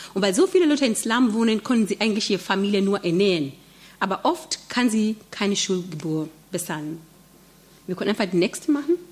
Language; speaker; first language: German; non-native, fluent; Swahili